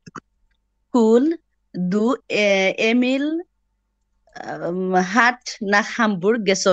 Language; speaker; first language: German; non-native, learner; Bangla